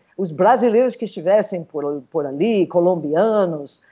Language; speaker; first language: Portuguese; non-native, fluent; English